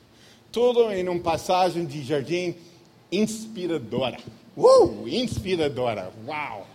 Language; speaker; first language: Portuguese; non-native, fluent; English